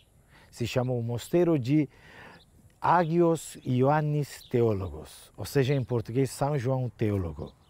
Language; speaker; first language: Portuguese; non-native, fluent; Turkish